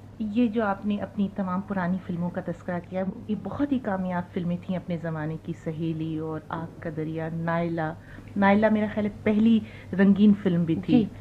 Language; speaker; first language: Urdu; native; Urdu